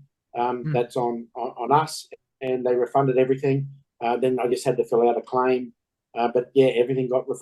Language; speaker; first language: English; native; English